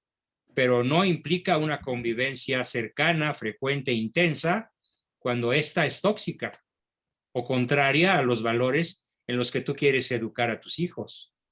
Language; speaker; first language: Spanish; native; Spanish